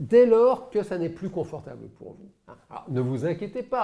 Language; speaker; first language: French; native; French